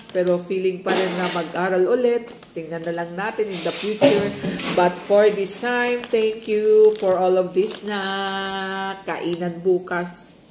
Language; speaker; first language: Filipino; native; Filipino